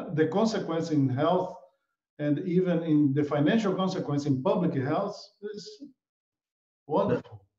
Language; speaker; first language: English; non-native, fluent; Portuguese